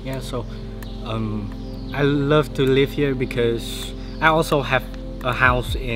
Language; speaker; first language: English; non-native, learner; Vietnamese